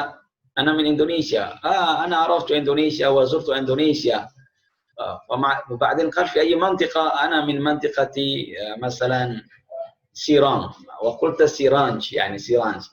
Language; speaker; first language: Arabic; non-native, fluent; Indonesian